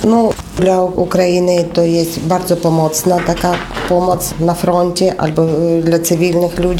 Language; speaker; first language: Polish; non-native, learner; Ukrainian